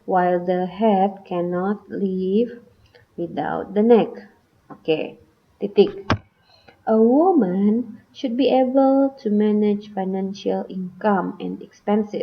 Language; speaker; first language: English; non-native, fluent; Indonesian